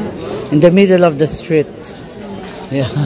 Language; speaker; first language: English; non-native, learner; Filipino